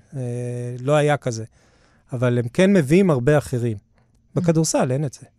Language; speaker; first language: Hebrew; early bilingual, other home language; English